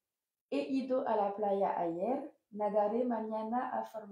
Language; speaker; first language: Spanish; non-native, learner; French